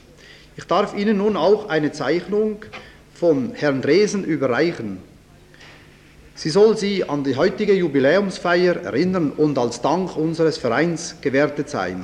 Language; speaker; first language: German; native; German